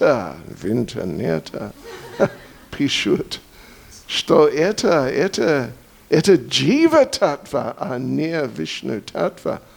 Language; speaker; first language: Russian; non-native, learner; English